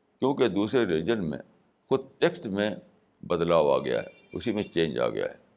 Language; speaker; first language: Urdu; native; Urdu